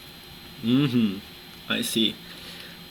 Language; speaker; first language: English; non-native, fluent; Portuguese